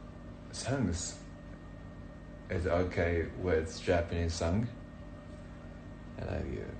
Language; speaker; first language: English; non-native, learner; Japanese